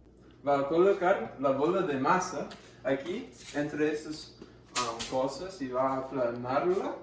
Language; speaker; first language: Spanish; non-native, learner; English